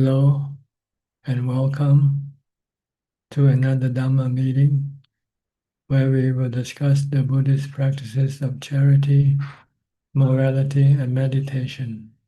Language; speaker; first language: English; non-native, fluent; Thai